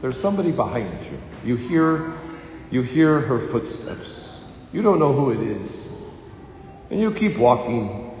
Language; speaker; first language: English; native; English